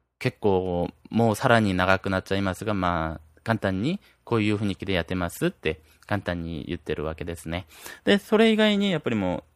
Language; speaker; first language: Japanese; non-native, fluent; Korean